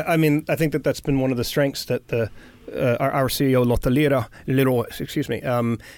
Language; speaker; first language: English; native; English